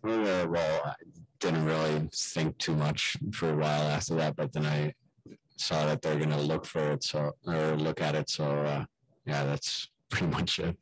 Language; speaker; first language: English; non-native, fluent; Finnish